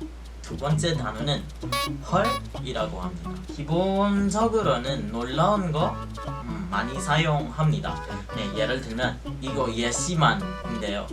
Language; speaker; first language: Korean; non-native, fluent; Filipino